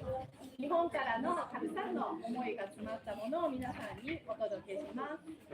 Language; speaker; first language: Japanese; native; Japanese